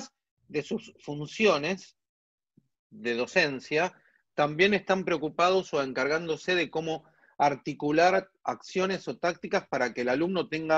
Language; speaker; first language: Spanish; native; Spanish